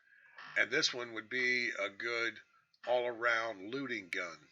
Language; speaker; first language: English; native; English